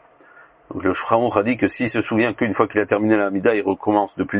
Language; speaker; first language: French; native; French